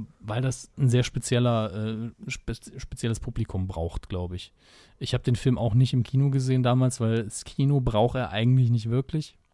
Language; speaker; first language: German; native; German